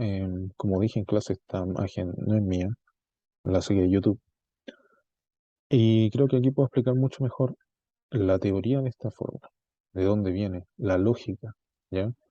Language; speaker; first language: Spanish; native; Spanish